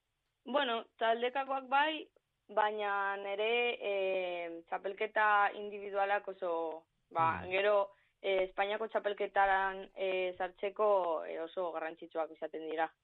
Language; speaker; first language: Basque; non-native, local second language; Spanish